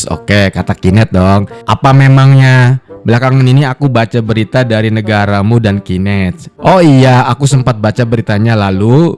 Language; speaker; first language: Indonesian; native; Indonesian